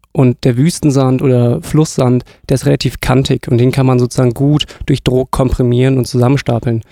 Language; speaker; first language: German; native; German